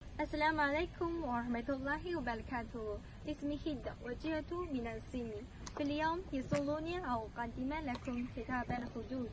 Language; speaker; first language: Arabic; non-native, learner; Chinese